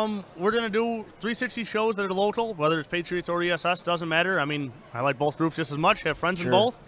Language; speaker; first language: English; native; English